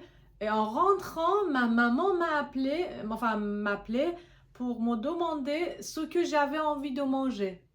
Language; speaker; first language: French; non-native, fluent; Persian